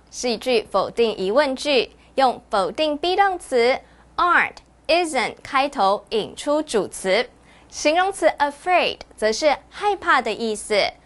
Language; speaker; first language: Chinese; native; Chinese